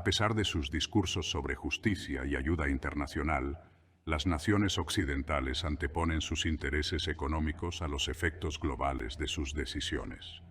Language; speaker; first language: Spanish; native; Spanish